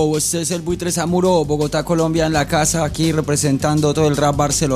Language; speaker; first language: Spanish; native; Spanish